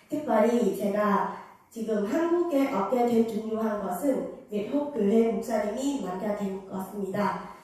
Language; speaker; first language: Korean; non-native, fluent; Vietnamese